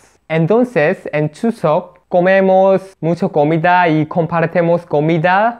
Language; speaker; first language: Spanish; non-native, learner; Korean